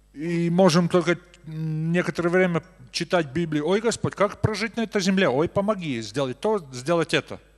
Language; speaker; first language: Russian; native; Russian